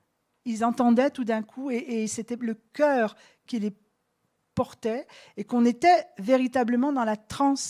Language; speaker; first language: French; native; French